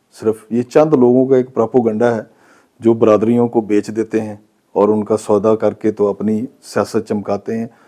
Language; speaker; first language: Urdu; non-native, local second language; Punjabi